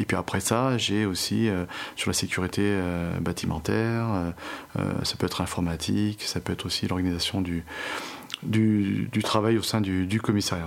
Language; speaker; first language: French; native; French